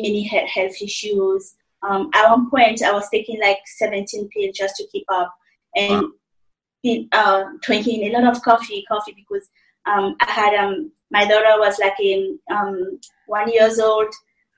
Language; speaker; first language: English; non-native, fluent; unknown